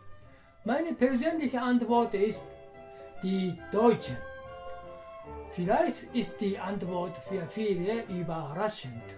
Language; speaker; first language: German; non-native, fluent; Japanese